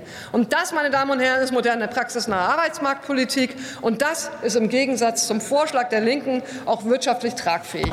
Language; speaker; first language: German; native; German